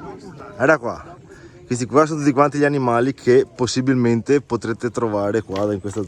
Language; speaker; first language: Italian; native; Italian